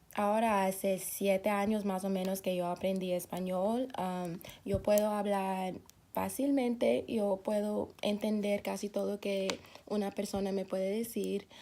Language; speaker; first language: Spanish; non-native, fluent; English